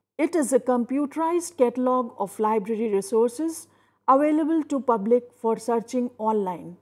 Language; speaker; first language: English; non-native, local second language; Hindi